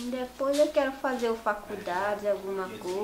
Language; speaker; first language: Portuguese; non-native, local second language; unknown